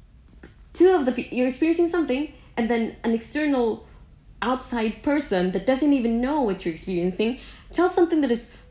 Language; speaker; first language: English; non-native, local second language; Cebuano